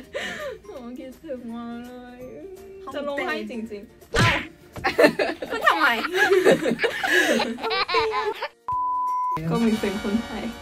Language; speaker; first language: Thai; non-native, learner; Korean